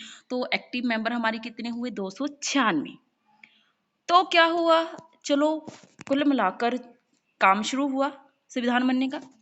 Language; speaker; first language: Hindi; non-native, local second language; Punjabi